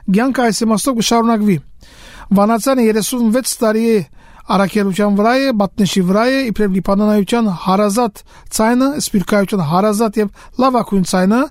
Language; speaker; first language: Armenian; native; Armenian